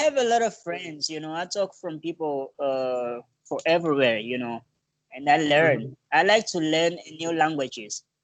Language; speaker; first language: English; non-native, learner; Portuguese